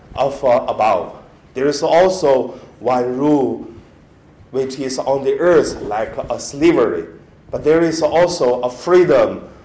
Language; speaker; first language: English; non-native, learner; Chinese